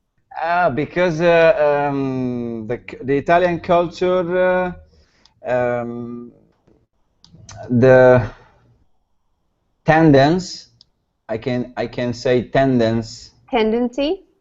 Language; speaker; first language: English; non-native, learner; Italian